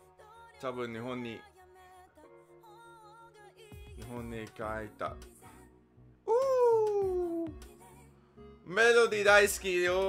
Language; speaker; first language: Japanese; non-native, learner; English